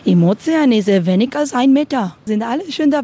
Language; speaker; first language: German; non-native, learner; Spanish